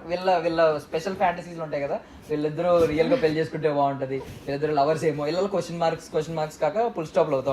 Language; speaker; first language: Telugu; native; Telugu